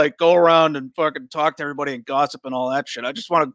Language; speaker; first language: English; native; English